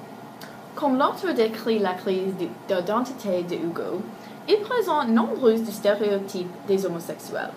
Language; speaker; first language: French; non-native, learner; English